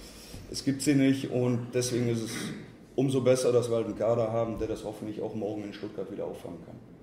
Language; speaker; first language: German; native; German